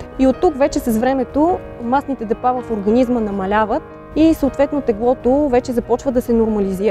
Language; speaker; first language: Bulgarian; native; Bulgarian